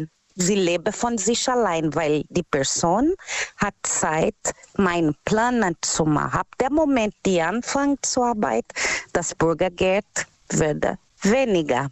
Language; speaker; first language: German; non-native, learner; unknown